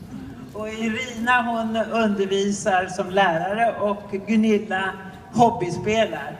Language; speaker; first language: Swedish; native; Swedish